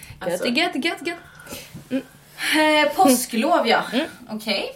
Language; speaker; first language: Swedish; native; Swedish